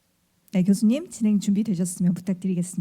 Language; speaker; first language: Korean; native; Korean